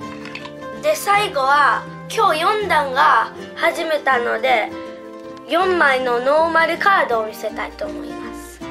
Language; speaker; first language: Japanese; early bilingual, heritage; Japanese